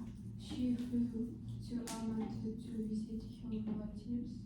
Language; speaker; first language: English; non-native, learner; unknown